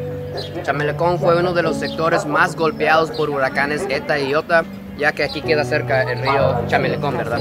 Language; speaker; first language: Spanish; non-native, fluent; Japanese